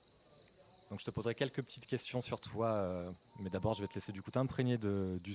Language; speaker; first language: French; native; French